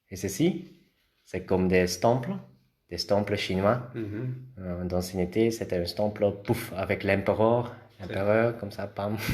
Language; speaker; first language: French; non-native, learner; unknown